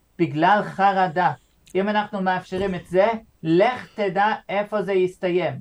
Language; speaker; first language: Hebrew; non-native, fluent; English